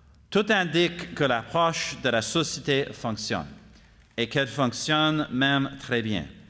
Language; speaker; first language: French; non-native, fluent; English